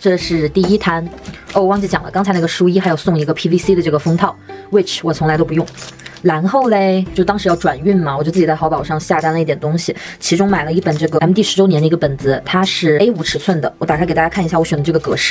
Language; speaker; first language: Chinese; native; Chinese